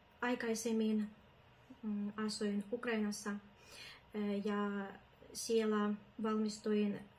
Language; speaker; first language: Finnish; non-native, learner; Ukrainian